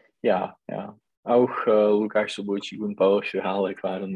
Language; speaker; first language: German; non-native, learner; Czech